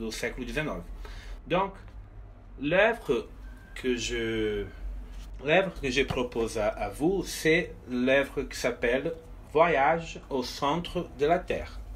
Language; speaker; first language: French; non-native, fluent; Portuguese